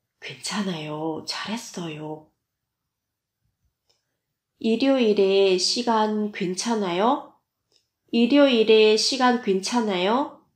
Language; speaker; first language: Korean; non-native, fluent; Vietnamese